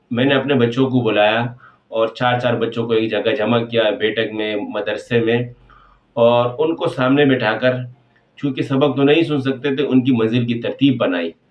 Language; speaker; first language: Urdu; non-native, local second language; Pashto